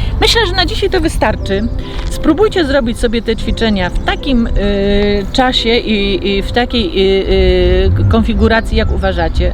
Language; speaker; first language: Polish; native; Polish